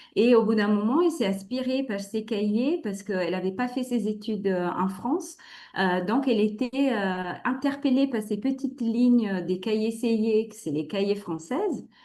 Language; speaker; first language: French; non-native, fluent; Italian